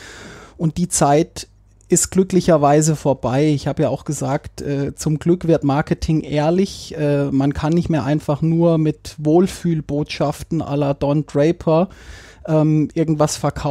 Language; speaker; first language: German; native; German